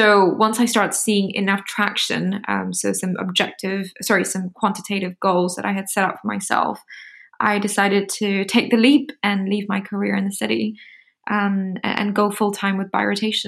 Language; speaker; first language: English; native; English